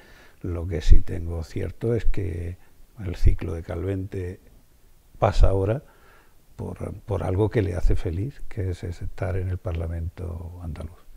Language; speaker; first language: Spanish; native; Spanish